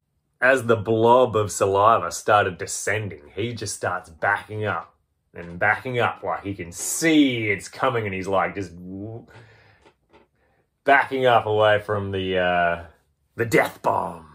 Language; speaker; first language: English; native; English